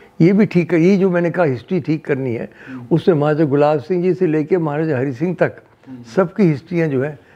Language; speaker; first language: Hindi; non-native, local second language; Dogri